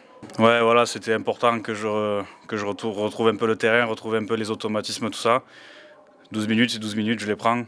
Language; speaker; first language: French; native; French